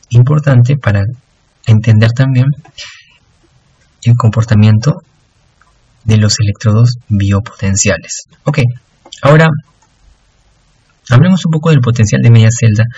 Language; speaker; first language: Spanish; native; Spanish